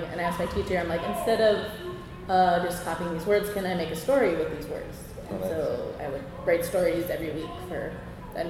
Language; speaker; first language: English; native; English